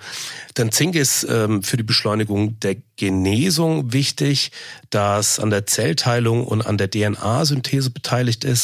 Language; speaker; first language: German; native; German